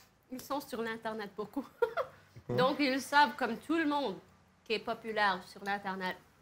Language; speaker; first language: French; early bilingual, heritage; French